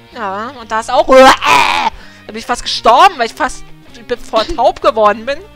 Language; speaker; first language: German; early bilingual, other home language; Polish